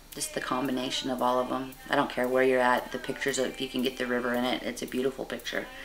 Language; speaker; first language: English; native; English